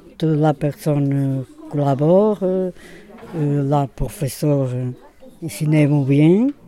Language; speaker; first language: French; non-native, learner; Portuguese